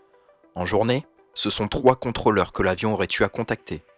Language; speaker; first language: French; native; French